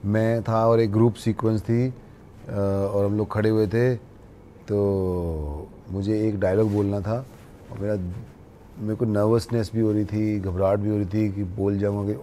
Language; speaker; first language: Hindi; native; Hindi